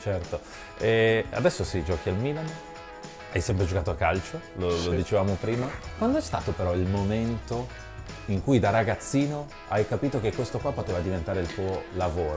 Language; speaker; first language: Italian; native; Italian